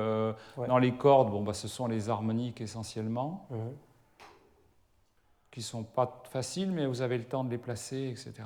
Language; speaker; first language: French; native; French